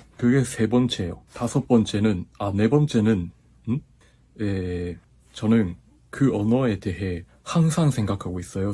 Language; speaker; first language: Korean; non-native, fluent; Japanese